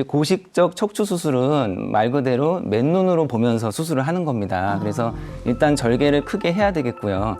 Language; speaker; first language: Korean; native; Korean